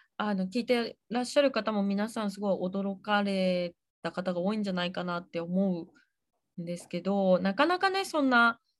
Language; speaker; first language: Japanese; native; Japanese